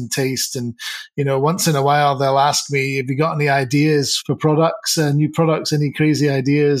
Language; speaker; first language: English; native; English